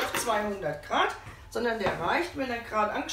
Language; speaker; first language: German; native; German